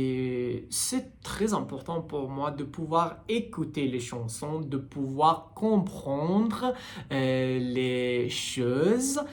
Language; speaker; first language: French; non-native, learner; Persian